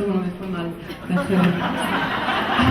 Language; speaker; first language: Spanish; native; Spanish